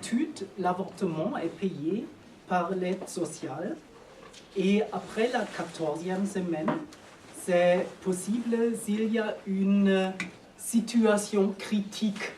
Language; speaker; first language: French; non-native, learner; German